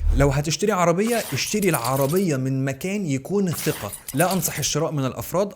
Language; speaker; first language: Arabic; native; Arabic